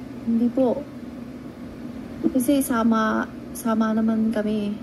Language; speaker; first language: Filipino; non-native, learner; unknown